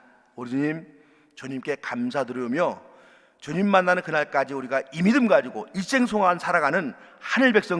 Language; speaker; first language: Korean; native; Korean